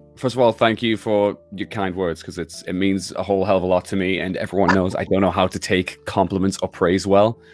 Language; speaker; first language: English; native; English